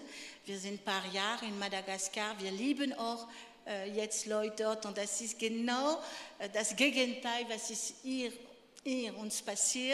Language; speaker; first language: German; non-native, fluent; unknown